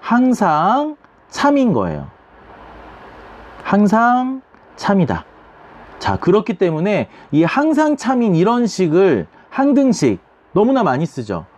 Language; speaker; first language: Korean; native; Korean